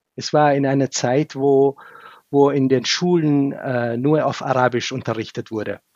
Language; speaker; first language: German; non-native, fluent; Kurdish